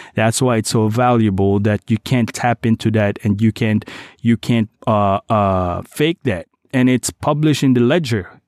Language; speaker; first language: English; non-native, local second language; Cebuano